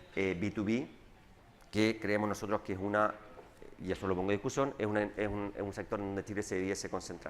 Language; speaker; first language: Spanish; native; Spanish